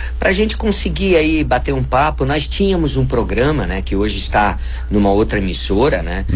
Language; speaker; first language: Portuguese; non-native, local second language; German